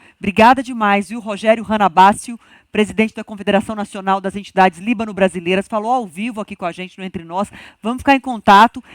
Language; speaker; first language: Portuguese; native; Portuguese